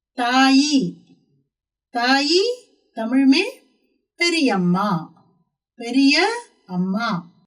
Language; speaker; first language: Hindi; non-native, local second language; Tamil